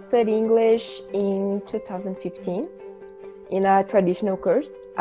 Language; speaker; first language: English; non-native, learner; Portuguese